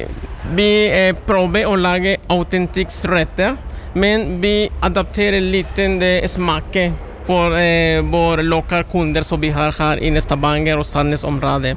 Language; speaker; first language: Norwegian; non-native, learner; Spanish